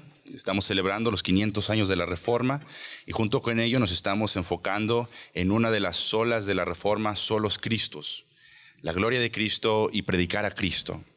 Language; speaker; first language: Spanish; native; Spanish